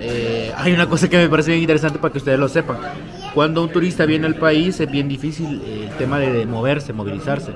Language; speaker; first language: Spanish; native; Spanish